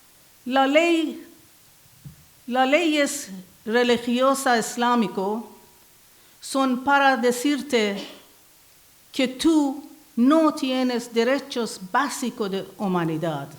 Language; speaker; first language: Spanish; non-native, learner; Persian